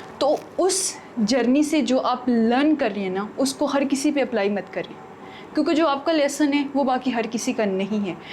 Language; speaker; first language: Urdu; non-native, local second language; Punjabi